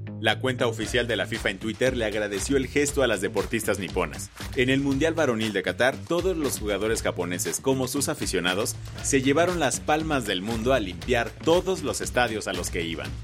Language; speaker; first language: Spanish; native; Spanish